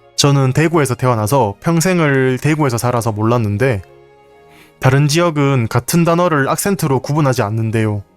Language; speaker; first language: Korean; native; Korean